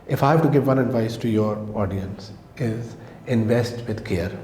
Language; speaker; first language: English; non-native, local second language; Urdu